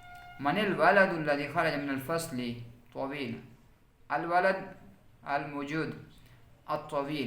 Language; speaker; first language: Arabic; non-native, fluent; Urdu